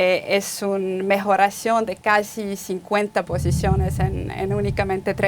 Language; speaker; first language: Spanish; non-native, fluent; Estonian